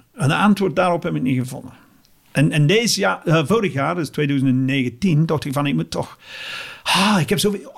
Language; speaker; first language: Dutch; non-native, fluent; English